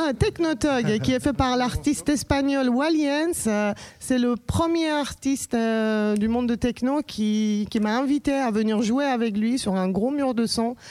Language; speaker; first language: French; non-native, fluent; Persian